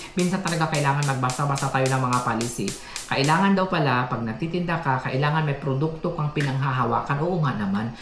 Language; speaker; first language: Filipino; non-native, local second language; Cebuano